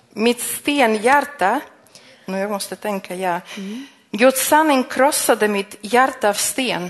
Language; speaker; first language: Swedish; non-native, fluent; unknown